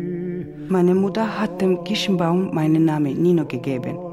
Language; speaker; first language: German; non-native, learner; Georgian